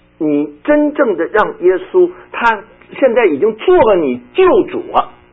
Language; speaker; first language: Chinese; native; Chinese